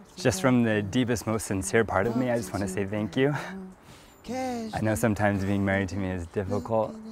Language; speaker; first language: English; native; English